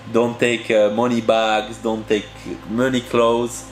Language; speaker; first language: English; early bilingual, heritage; French